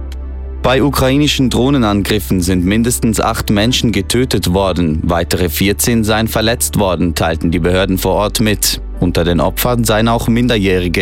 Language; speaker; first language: German; native; German